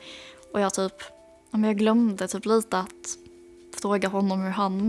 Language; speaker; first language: Swedish; native; Swedish